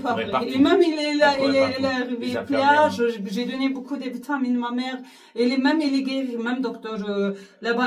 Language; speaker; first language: French; non-native, learner; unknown